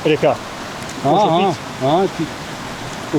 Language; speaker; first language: Russian; non-native, learner; English